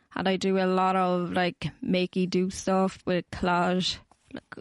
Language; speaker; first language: English; native; English